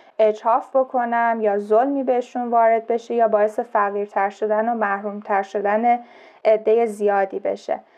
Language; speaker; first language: Persian; native; Persian